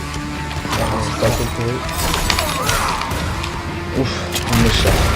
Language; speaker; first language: French; native; French